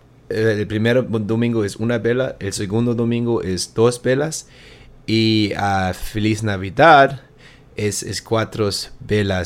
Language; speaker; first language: Spanish; non-native, learner; German